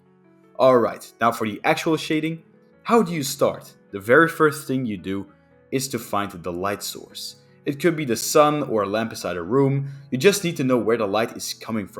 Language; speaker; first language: English; non-native, fluent; Dutch